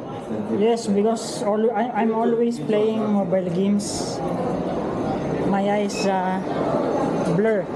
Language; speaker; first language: English; non-native, local second language; Filipino